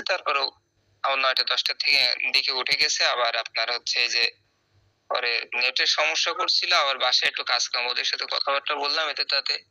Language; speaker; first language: Bangla; native; Bangla